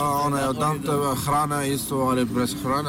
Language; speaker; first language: Slovenian; non-native, learner; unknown